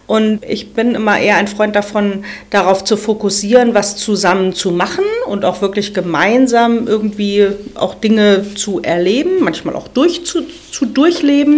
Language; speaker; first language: German; native; German